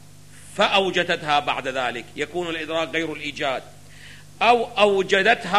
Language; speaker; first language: Arabic; native; Arabic